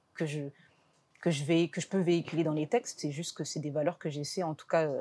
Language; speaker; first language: French; native; French